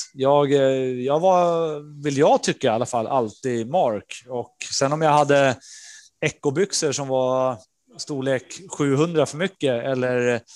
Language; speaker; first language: Swedish; early bilingual, other home language; Spanish